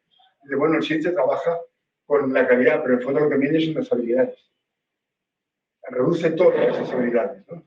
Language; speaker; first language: Spanish; native; Spanish